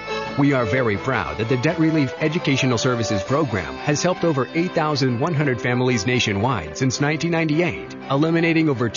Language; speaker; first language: English; native; English